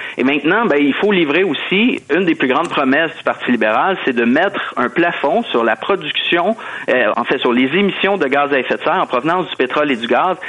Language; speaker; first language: French; native; French